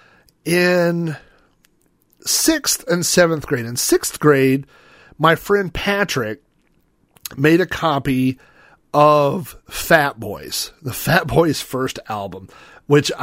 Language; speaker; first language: English; native; English